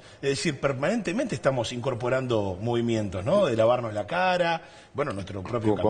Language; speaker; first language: Spanish; native; Spanish